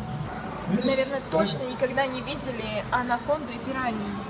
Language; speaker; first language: Russian; native; Russian